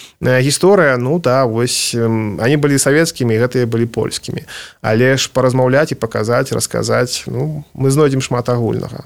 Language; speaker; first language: Belarusian; non-native, local second language; Russian